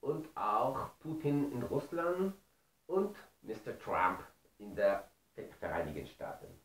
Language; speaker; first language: German; non-native, fluent; Spanish